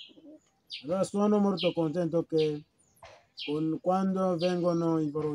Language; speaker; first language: Italian; non-native, fluent; Kinyarwanda